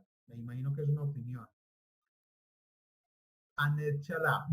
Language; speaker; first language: Spanish; native; Spanish